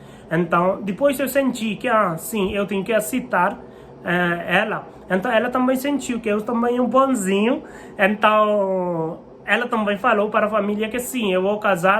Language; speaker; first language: Portuguese; non-native, learner; Hindi